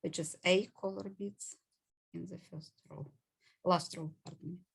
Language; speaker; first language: English; non-native, fluent; Ukrainian